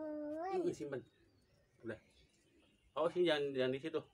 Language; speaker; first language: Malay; non-native, local second language; Sundanese